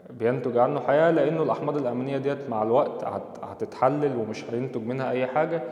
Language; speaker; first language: Arabic; native; Arabic